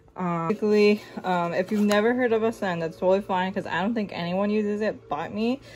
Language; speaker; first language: English; native; English